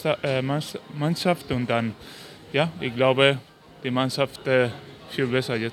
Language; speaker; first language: German; non-native, learner; Spanish